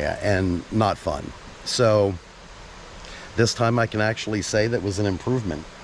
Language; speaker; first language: English; native; English